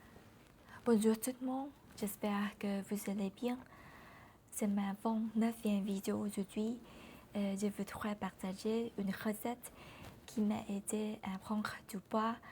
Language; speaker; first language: French; non-native, learner; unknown